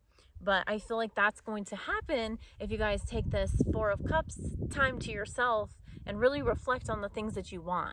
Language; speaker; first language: English; native; English